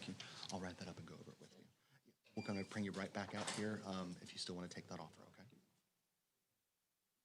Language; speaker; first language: English; native; English